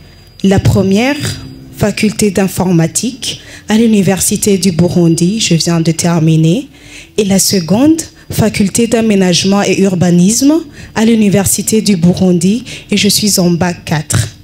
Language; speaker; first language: French; non-native, local second language; Rundi